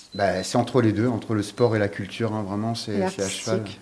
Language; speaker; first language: French; native; French